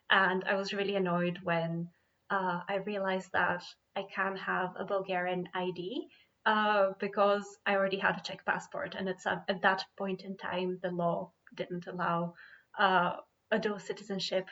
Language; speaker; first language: English; non-native, fluent; Bulgarian